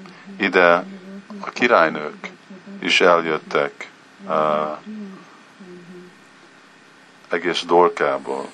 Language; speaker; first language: Hungarian; early bilingual, heritage; Hungarian